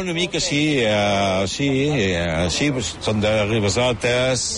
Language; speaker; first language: Catalan; early bilingual, heritage; French